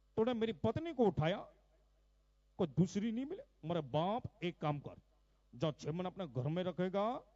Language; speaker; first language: Hindi; non-native, local second language; Gujarati